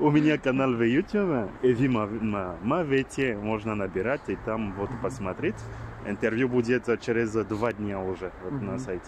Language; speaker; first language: Russian; non-native, learner; French